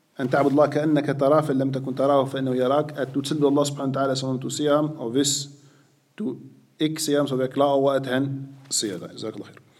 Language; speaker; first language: Danish; non-native, fluent; Arabic